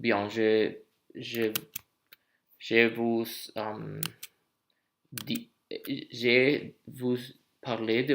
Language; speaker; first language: French; non-native, learner; English